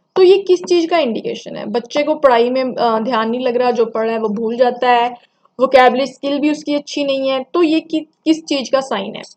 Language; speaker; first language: Hindi; non-native, local second language; Punjabi